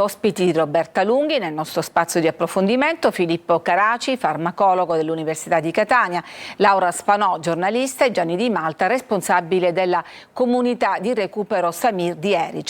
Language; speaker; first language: Italian; native; Italian